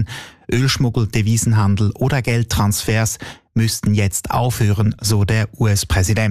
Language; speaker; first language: German; native; German